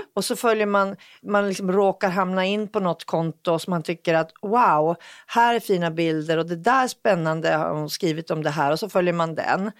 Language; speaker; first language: Swedish; native; Swedish